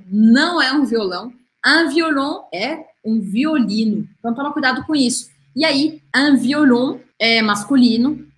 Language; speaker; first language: Portuguese; native; Portuguese